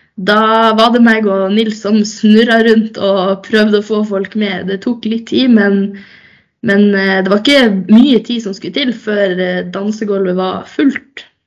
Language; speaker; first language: Norwegian; native; Norwegian